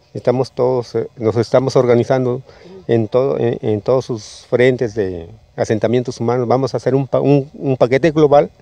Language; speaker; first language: Spanish; native; Spanish